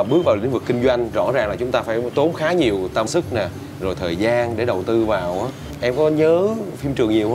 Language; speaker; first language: Vietnamese; native; Vietnamese